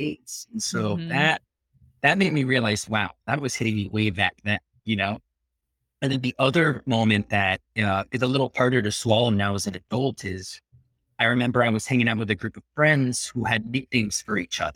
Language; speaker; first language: English; early bilingual, other home language; Spanish